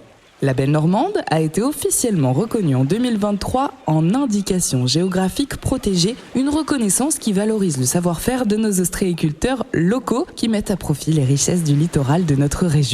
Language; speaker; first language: French; native; French